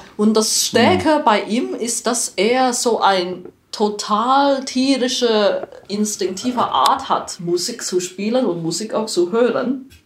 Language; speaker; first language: German; non-native, fluent; Chinese